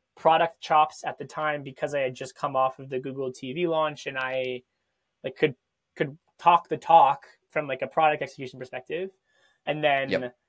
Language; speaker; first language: English; native; English